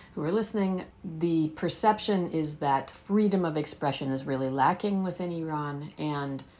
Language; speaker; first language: English; early bilingual, heritage; Persian